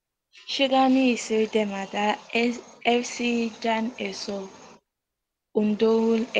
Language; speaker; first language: Korean; non-native, learner; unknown